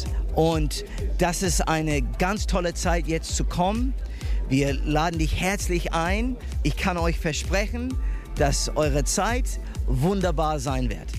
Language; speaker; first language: German; early bilingual, heritage; English